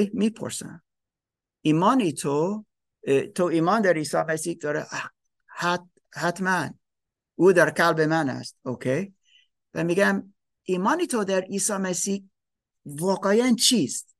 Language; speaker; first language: Persian; non-native, learner; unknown